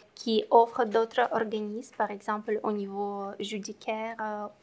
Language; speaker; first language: French; non-native, fluent; Romanian